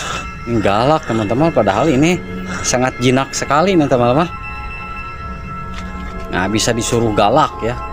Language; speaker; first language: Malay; non-native, local second language; Sundanese